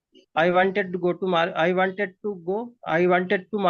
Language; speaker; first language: English; non-native, learner; Hindi